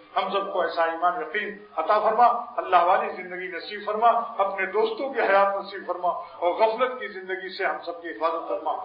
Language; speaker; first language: Urdu; native; Urdu